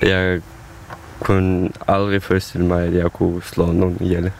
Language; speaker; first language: Danish; non-native, fluent; Ukrainian